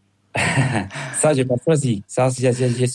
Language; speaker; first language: French; non-native, fluent; Spanish